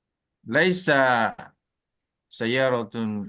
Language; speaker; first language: Arabic; non-native, learner; Indonesian